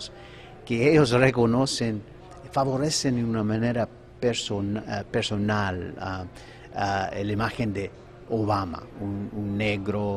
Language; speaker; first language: Spanish; non-native, fluent; English